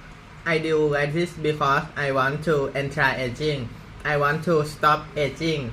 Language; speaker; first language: English; non-native, learner; Thai